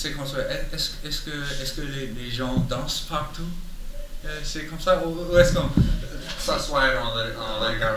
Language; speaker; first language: French; non-native, learner; English